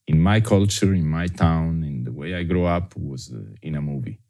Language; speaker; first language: English; non-native, fluent; Italian